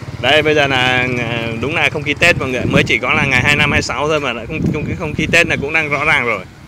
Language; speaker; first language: Vietnamese; native; Vietnamese